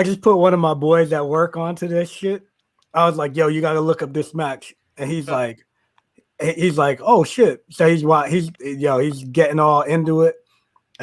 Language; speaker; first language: English; native; English